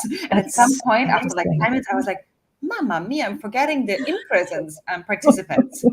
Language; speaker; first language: English; non-native, fluent; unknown